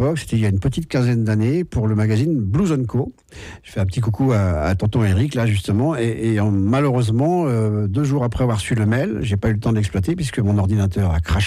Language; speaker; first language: French; native; French